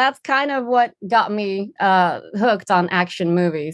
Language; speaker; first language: English; non-native, fluent; Dutch